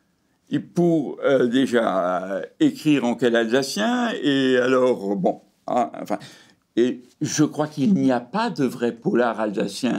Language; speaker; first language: French; native; French